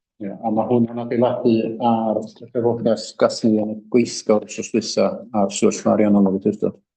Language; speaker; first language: Welsh; native; Welsh